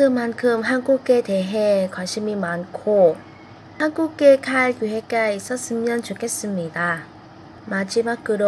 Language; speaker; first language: Korean; non-native, fluent; Vietnamese